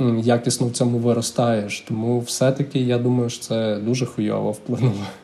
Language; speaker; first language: Ukrainian; native; Ukrainian